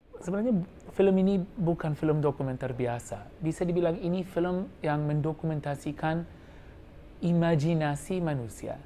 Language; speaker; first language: Indonesian; non-native, fluent; English